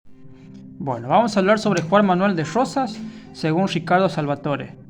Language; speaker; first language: Spanish; native; Spanish